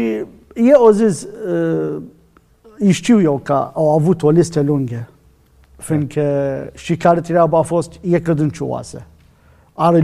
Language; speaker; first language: Romanian; non-native, learner; Arabic